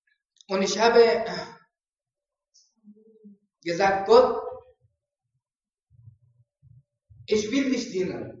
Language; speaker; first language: German; non-native, learner; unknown